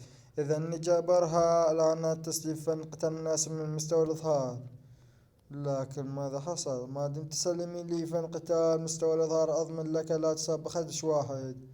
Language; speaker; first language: Arabic; native; Arabic